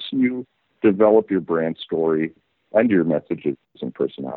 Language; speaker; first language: English; native; English